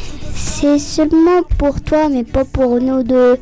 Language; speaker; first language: French; early bilingual, heritage; French